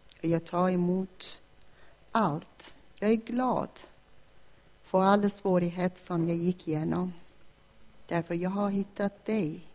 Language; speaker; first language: Swedish; non-native, fluent; Persian